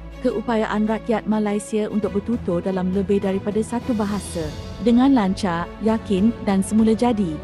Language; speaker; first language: Malay; native; Malay